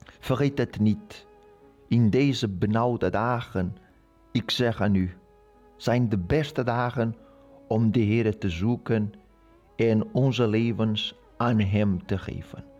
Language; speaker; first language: Dutch; non-native, learner; Portuguese